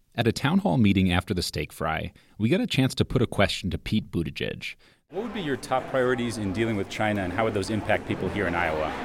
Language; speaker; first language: English; non-native, fluent; Chinese